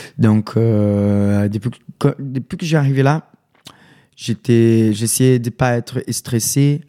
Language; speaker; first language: French; non-native, learner; Portuguese